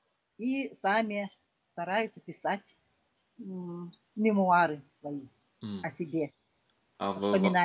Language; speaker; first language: Russian; non-native, local second language; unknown